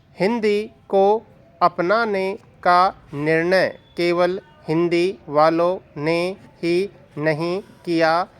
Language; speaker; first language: Hindi; native; Hindi